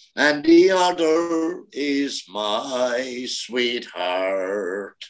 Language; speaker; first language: English; native; English